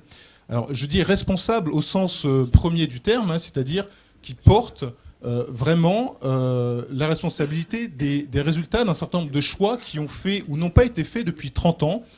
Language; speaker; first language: French; native; French